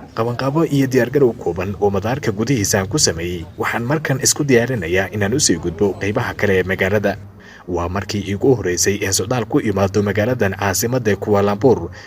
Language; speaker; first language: Somali; native; Somali